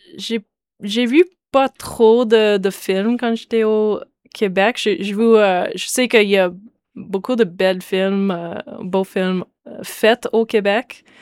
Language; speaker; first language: French; non-native, local second language; English